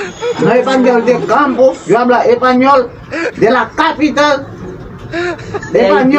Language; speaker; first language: Spanish; non-native, learner; Haitian Creole